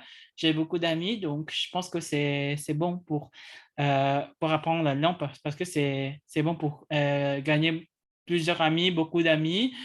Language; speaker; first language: French; non-native, learner; English